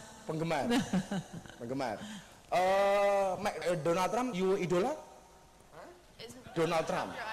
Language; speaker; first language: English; non-native, learner; Javanese